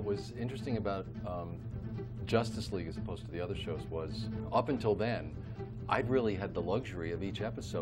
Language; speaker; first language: English; native; English